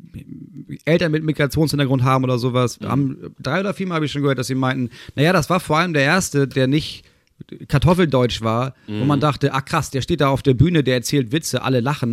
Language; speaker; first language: German; native; German